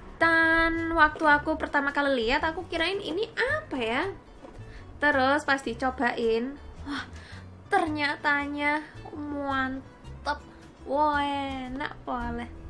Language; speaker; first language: Indonesian; non-native, fluent; Japanese